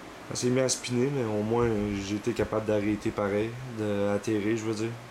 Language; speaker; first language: French; native; French